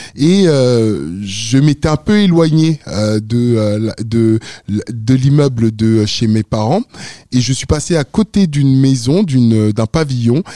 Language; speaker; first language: French; early bilingual, other home language; Wolof